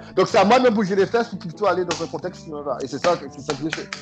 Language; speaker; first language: French; native; French